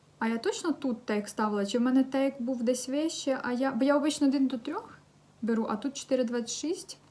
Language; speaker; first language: Ukrainian; non-native, local second language; Russian